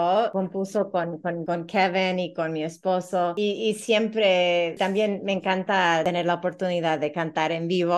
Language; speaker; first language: Spanish; early bilingual, heritage; Spanish